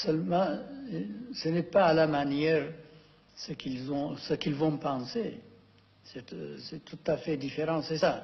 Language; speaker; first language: French; non-native, fluent; Amharic